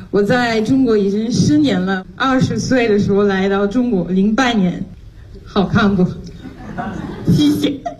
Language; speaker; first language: Chinese; non-native, fluent; French